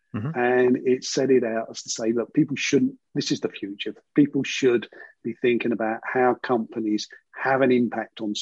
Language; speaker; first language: English; native; English